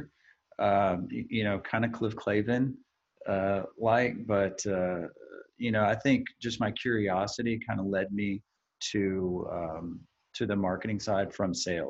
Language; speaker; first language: English; native; English